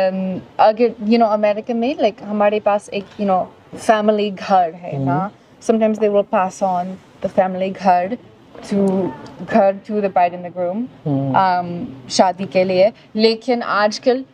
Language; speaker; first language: Hindi; non-native, learner; English